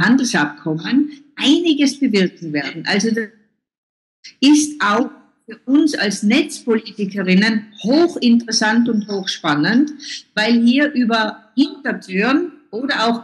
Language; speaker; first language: German; native; German